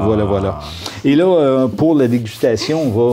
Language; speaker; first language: French; native; French